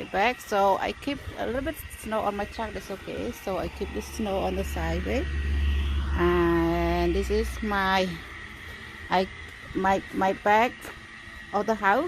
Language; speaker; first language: English; non-native, fluent; Khmer